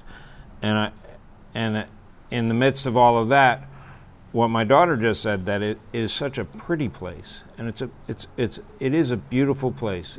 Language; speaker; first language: English; native; English